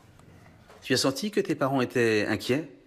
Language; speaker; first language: French; native; French